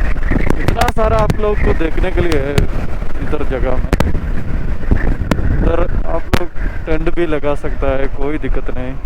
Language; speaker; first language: Hindi; non-native, local second language; Malayalam